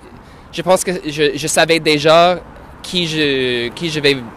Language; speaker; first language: French; non-native, local second language; English